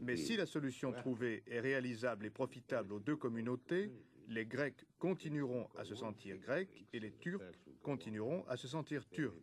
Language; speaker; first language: French; non-native, fluent; Turkish